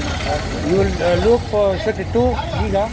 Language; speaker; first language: English; non-native, learner; Slovenian